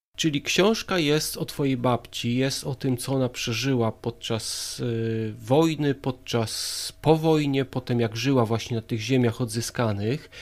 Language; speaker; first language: Polish; native; Polish